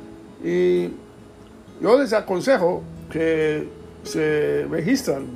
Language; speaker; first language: Spanish; early bilingual, heritage; English